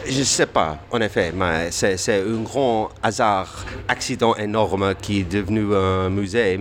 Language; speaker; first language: French; non-native, fluent; English